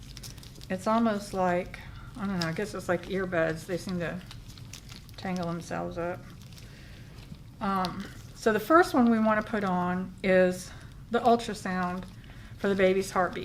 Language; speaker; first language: English; native; English